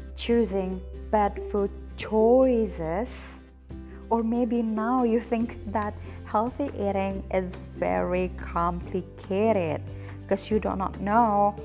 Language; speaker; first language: English; non-native, fluent; Indonesian